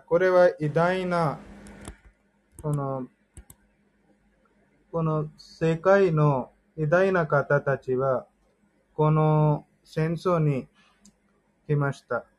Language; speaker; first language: Japanese; non-native, learner; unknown